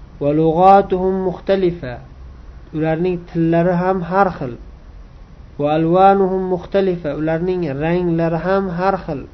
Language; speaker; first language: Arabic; non-native, fluent; Uzbek